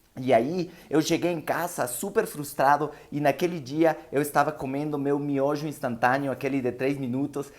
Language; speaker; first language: Portuguese; non-native, fluent; Spanish